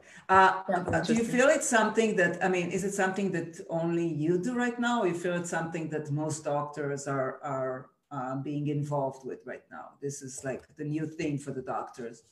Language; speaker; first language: English; non-native, fluent; Hebrew